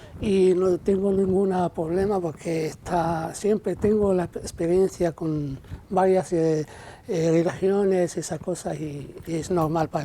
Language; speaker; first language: Spanish; non-native, fluent; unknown